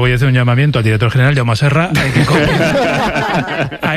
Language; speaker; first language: Spanish; native; Spanish